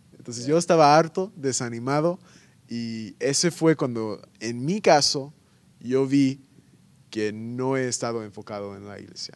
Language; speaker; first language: Spanish; early bilingual, heritage; Spanish